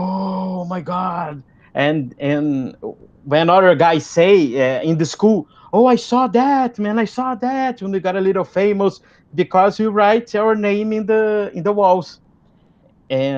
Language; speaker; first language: English; non-native, fluent; Portuguese